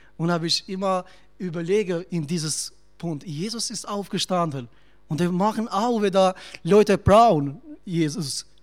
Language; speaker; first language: German; non-native, learner; Albanian